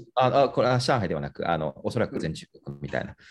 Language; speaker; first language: Japanese; non-native, fluent; Chinese